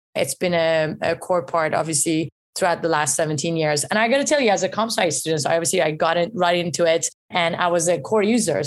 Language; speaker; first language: English; early bilingual, other home language; Persian